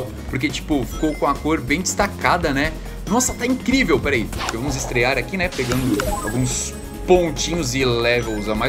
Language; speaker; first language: Portuguese; native; Portuguese